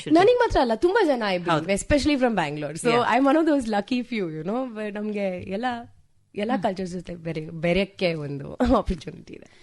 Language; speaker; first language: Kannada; non-native, local second language; Tamil